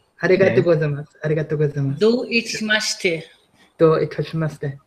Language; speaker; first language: English; non-native, learner; Portuguese